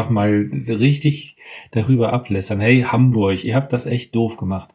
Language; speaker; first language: German; native; German